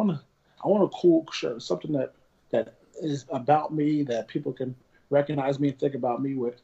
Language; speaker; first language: English; native; English